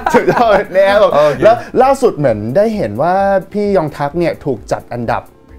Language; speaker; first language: Thai; native; Thai